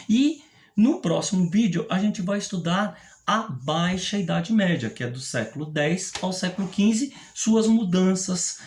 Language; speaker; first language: Portuguese; native; Portuguese